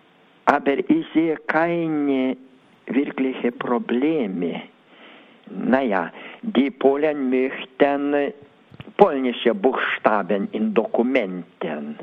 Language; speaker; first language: German; non-native, learner; Lithuanian